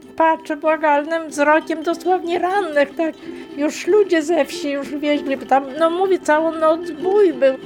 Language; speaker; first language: Polish; native; Polish